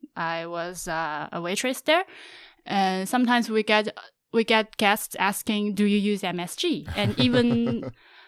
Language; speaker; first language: English; non-native, fluent; Chinese